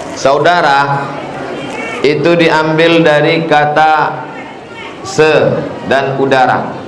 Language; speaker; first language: Indonesian; native; Indonesian